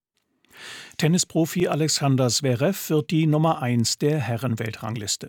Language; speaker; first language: German; native; German